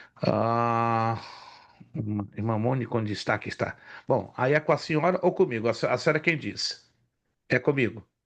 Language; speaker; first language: Portuguese; non-native, local second language; Spanish